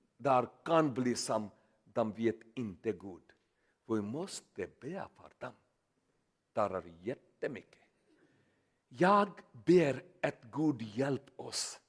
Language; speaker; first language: Swedish; non-native, learner; Urdu